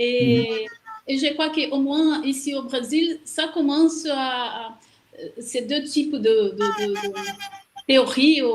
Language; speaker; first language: French; non-native, learner; Portuguese